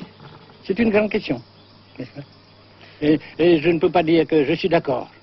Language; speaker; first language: French; non-native, fluent; Vietnamese